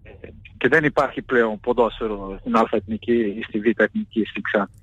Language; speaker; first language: Greek; non-native, fluent; Portuguese